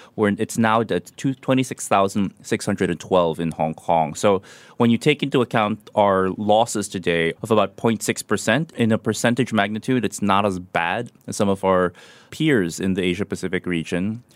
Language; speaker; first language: English; non-native, local second language; Filipino